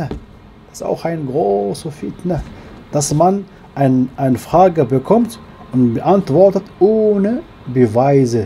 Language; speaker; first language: German; non-native, learner; Arabic